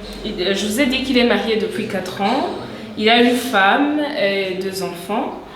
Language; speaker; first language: French; non-native, local second language; Rundi